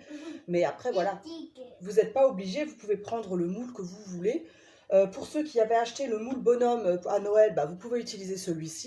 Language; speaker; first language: French; native; French